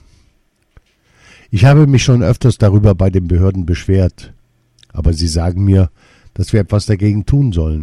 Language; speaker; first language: German; early bilingual, other home language; Arabic